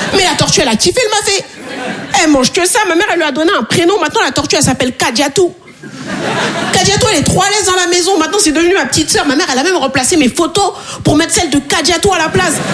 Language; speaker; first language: French; native; French